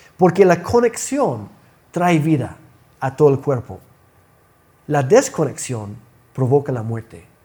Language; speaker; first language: Spanish; non-native, fluent; English